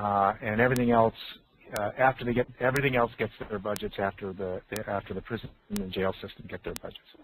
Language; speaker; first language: English; native; English